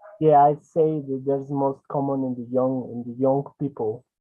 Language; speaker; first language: English; non-native, learner; Spanish